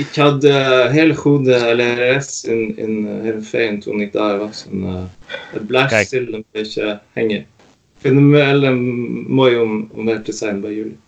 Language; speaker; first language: Dutch; non-native, fluent; Norwegian